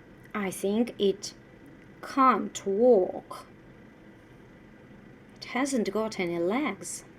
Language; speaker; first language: English; non-native, fluent; Russian